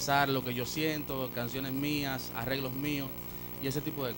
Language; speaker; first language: Spanish; native; Spanish